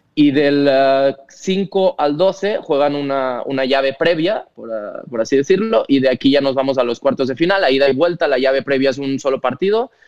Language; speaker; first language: Spanish; non-native, local second language; Catalan